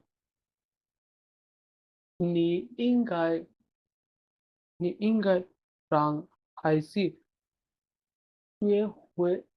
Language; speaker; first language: Chinese; non-native, learner; Bangla